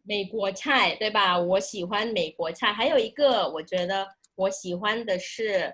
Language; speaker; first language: Chinese; non-native, fluent; Indonesian